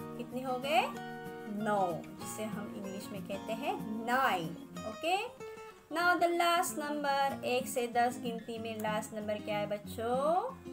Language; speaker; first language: Hindi; non-native, local second language; Marathi